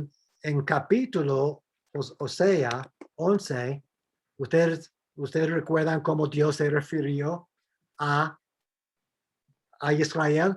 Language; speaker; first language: Spanish; non-native, fluent; English